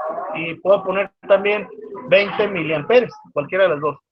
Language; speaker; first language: Spanish; native; Spanish